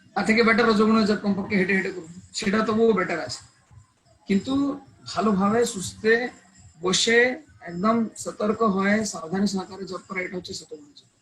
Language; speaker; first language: Bangla; non-native, local second language; Hindi